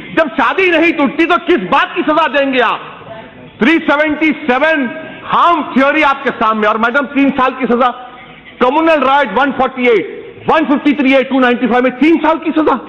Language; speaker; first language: Urdu; native; Urdu